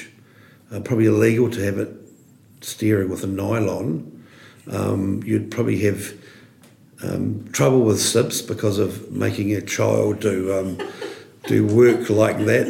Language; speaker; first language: English; native; English